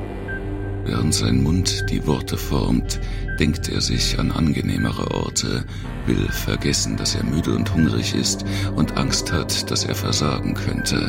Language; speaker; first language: German; native; German